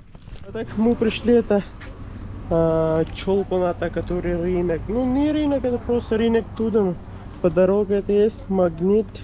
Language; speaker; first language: Russian; non-native, learner; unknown